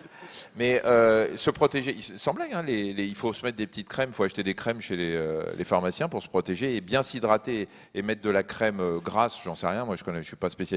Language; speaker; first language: French; native; French